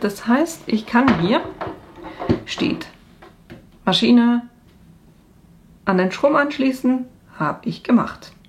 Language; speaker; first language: German; native; German